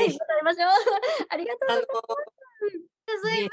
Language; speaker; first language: Japanese; native; Japanese